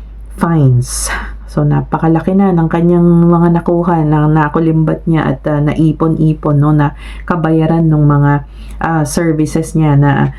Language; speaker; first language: Filipino; native; Filipino